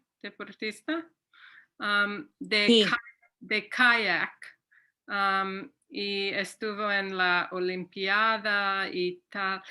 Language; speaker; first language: Spanish; non-native, fluent; English